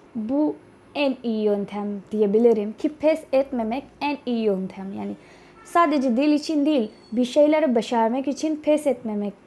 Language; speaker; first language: Turkish; non-native, fluent; Urdu